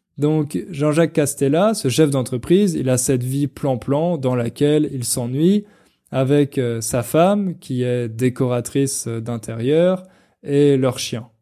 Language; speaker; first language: French; native; French